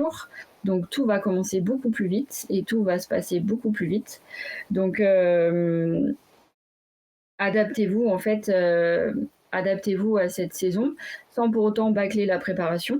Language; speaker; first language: French; native; French